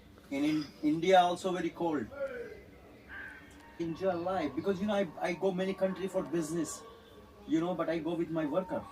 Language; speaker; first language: English; non-native, learner; Hindi